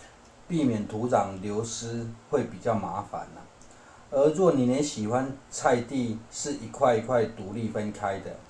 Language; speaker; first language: Chinese; native; Chinese